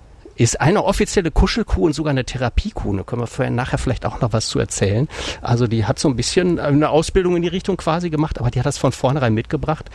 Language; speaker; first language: German; native; German